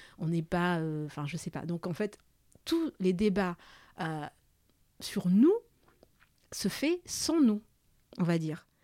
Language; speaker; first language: French; early bilingual, other home language; Malagasy